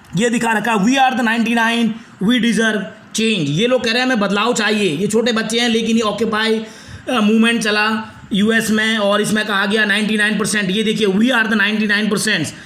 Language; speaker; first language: Hindi; native; Hindi